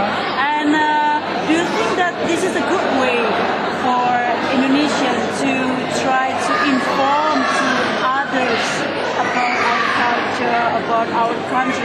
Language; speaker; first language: English; non-native, learner; Indonesian